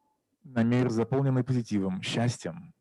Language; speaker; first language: Russian; native; Russian